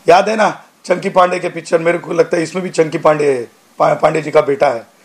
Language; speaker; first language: Hindi; non-native, local second language; Marathi